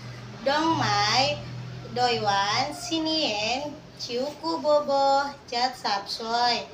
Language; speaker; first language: Cantonese; non-native, learner; Indonesian